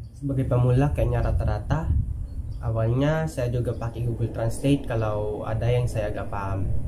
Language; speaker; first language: Indonesian; non-native, fluent; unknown